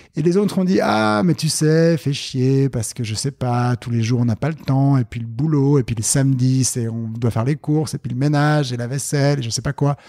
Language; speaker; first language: French; native; French